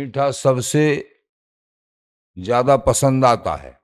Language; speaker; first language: Hindi; native; Hindi